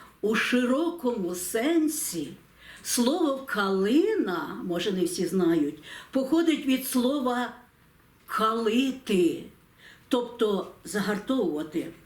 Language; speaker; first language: Ukrainian; native; Ukrainian